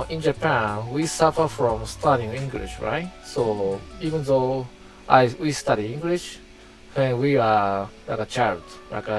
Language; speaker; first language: English; non-native, learner; Japanese